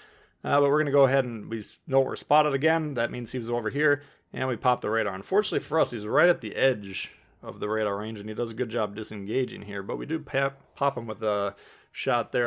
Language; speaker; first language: English; native; English